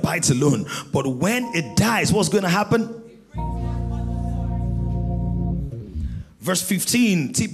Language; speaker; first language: English; non-native, local second language; Yoruba